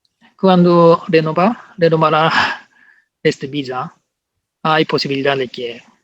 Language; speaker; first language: Spanish; non-native, learner; Japanese